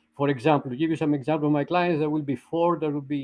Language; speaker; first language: English; non-native, fluent; Greek